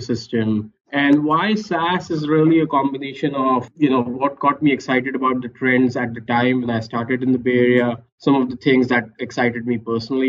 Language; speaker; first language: English; non-native, local second language; Hindi